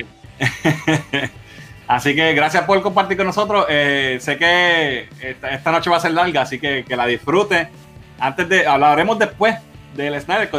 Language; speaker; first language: Spanish; native; Spanish